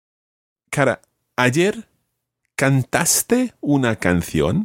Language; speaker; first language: Spanish; non-native, fluent; English